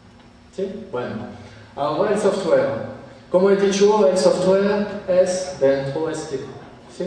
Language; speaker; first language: Spanish; non-native, fluent; French